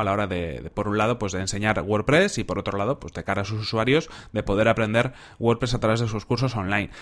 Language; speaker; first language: Spanish; native; Spanish